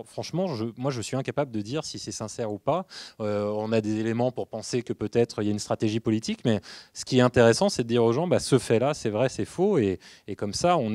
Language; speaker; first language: French; native; French